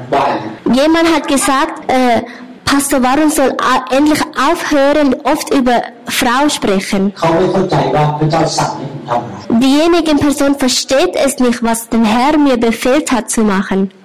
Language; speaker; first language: German; non-native, learner; Thai